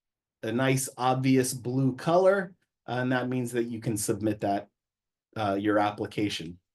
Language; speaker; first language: English; native; English